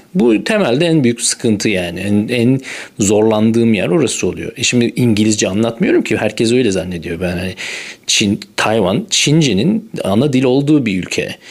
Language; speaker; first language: Turkish; native; Turkish